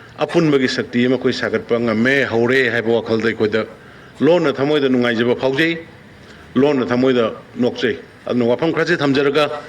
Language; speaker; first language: Manipuri; native; Manipuri